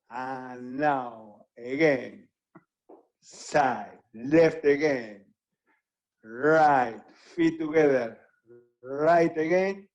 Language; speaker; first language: English; non-native, fluent; Spanish